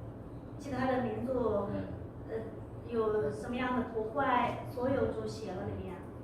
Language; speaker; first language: Chinese; non-native, local second language; Uyghur